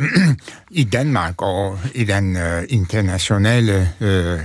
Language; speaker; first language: Danish; non-native, fluent; Turkish